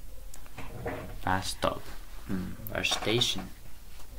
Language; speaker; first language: Chinese; native; Chinese